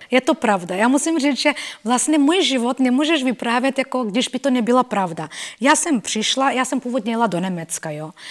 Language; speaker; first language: Czech; non-native, fluent; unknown